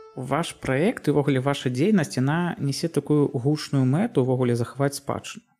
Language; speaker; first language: Belarusian; native; Belarusian